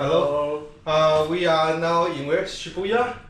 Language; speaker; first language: English; non-native, fluent; Chinese